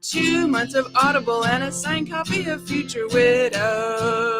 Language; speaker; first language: English; native; English